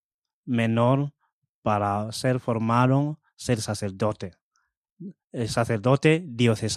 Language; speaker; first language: Spanish; non-native, fluent; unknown